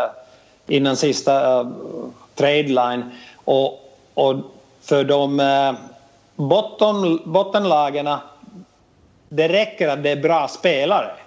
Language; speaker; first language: Swedish; non-native, fluent; Finnish